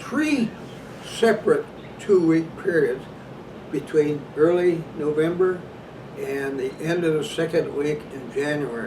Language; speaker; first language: English; native; English